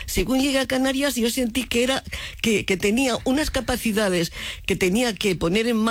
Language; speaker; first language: Spanish; native; Spanish